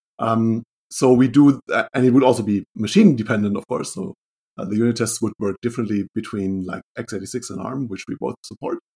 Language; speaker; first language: English; non-native, fluent; German